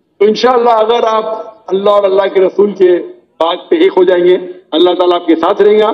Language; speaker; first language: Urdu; non-native, local second language; Konkani